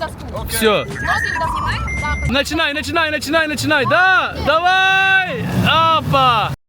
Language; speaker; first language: Russian; non-native, fluent; Turkish